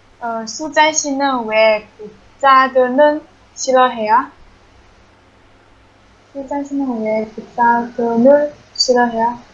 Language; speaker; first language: Korean; non-native, learner; Chinese